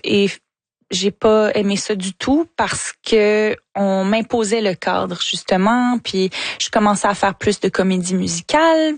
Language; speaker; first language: French; native; French